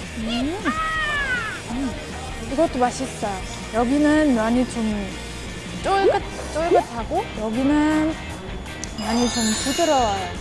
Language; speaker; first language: Korean; non-native, fluent; German